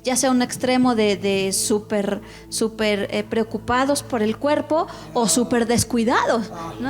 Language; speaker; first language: Spanish; native; Spanish